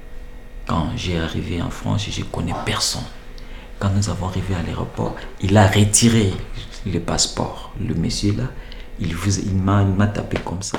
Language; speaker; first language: French; non-native, local second language; Lingala